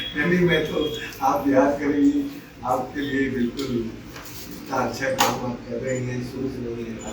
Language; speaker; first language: Hindi; native; Hindi